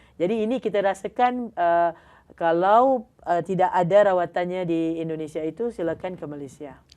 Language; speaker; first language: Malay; native; Malay